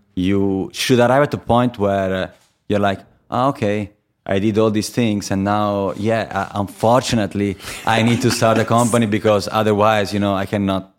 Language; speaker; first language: English; non-native, fluent; Italian